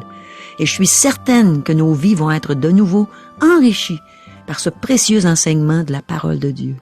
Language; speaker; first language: French; native; French